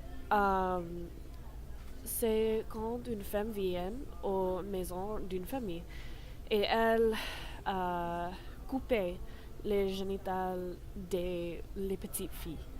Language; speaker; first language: French; non-native, learner; English